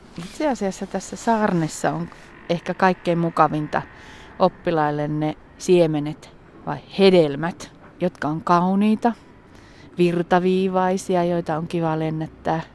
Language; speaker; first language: Finnish; native; Finnish